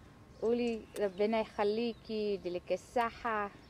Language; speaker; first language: Arabic; native; Arabic